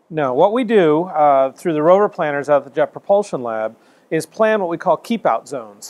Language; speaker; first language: English; native; English